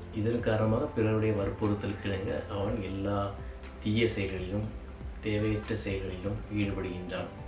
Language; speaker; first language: Tamil; native; Tamil